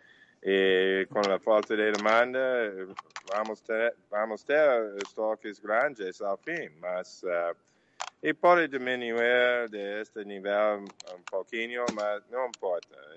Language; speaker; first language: Portuguese; non-native, fluent; English